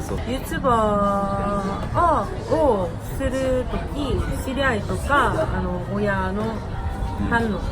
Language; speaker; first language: Japanese; non-native, fluent; Korean